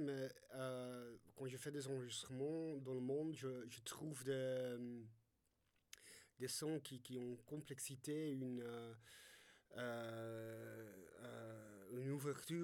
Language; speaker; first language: French; non-native, fluent; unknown